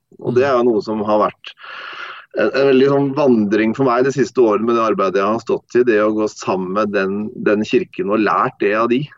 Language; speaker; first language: Norwegian; non-native, fluent; English